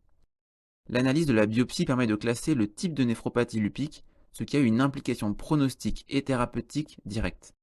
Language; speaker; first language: French; native; French